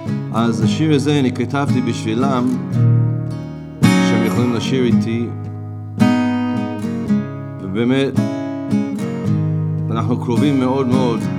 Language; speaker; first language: Hebrew; non-native, fluent; English